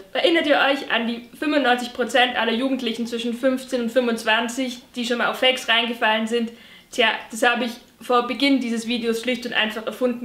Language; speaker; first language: German; native; German